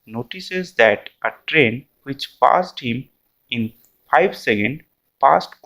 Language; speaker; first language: English; non-native, local second language; Bangla